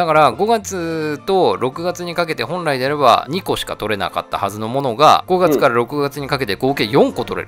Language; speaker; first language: Japanese; native; Japanese